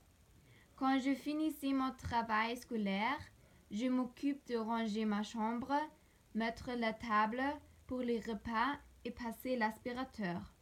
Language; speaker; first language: French; non-native, learner; German